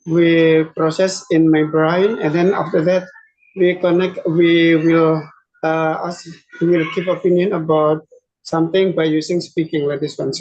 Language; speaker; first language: English; non-native, learner; Indonesian